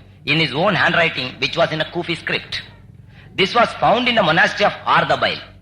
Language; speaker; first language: English; non-native, local second language; Tamil